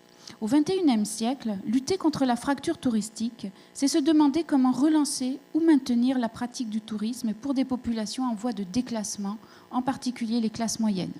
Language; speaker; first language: French; native; French